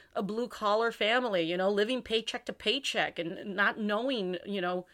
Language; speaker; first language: English; native; English